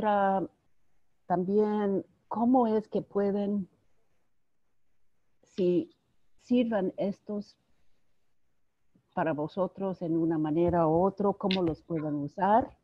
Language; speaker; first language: Spanish; non-native, fluent; English